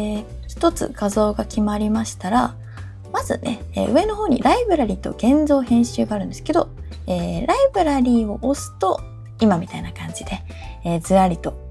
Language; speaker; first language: Japanese; native; Japanese